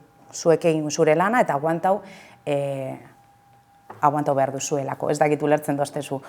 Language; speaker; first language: Basque; native; Basque